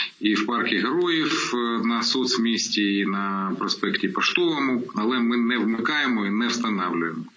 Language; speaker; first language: Ukrainian; non-native, local second language; Russian